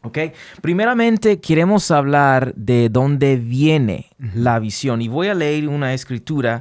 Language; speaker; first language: Spanish; early bilingual, heritage; Spanish